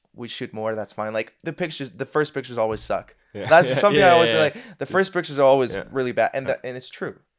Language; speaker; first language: English; non-native, fluent; Spanish